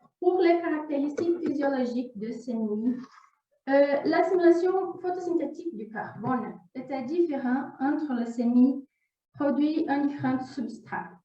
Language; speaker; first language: French; non-native, fluent; Portuguese